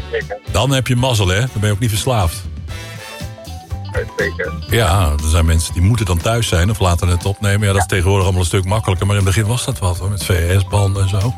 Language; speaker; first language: Dutch; native; Dutch